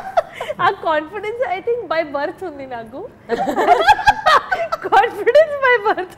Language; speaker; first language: Telugu; non-native, learner; Hindi